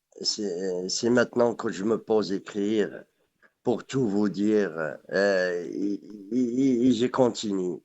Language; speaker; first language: French; non-native, local second language; Arabic